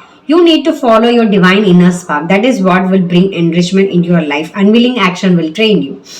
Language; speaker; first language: English; non-native, local second language; Malayalam